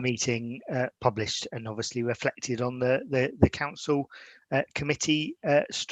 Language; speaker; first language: English; native; English